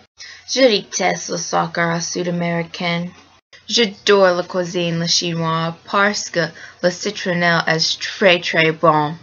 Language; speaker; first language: French; non-native, learner; English